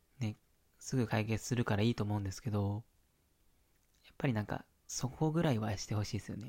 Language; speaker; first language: Japanese; native; Japanese